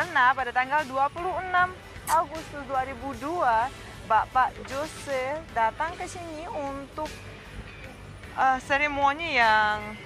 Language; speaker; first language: Indonesian; non-native, fluent; Russian